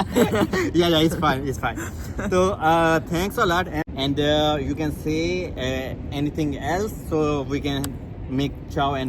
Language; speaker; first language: English; non-native, learner; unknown